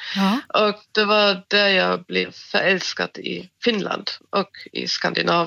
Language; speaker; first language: Swedish; non-native, fluent; German